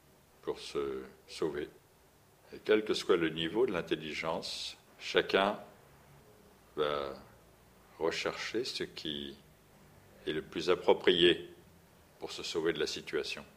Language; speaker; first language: French; native; French